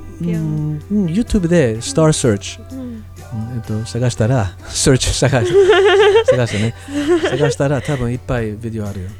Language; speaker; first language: Japanese; non-native, learner; English